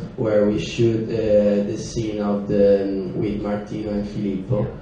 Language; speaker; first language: English; non-native, learner; Italian